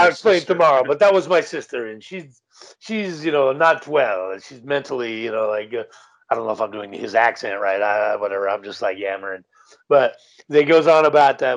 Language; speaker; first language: English; native; English